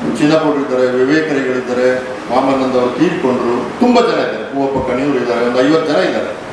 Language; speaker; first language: Kannada; non-native, local second language; Tulu